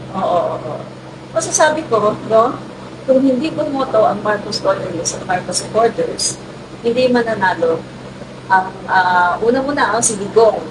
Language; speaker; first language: Filipino; non-native, local second language; Cebuano